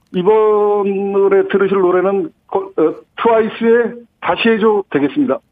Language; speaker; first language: Korean; native; Korean